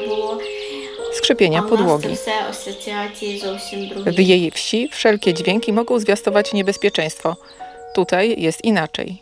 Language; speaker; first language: Polish; native; Polish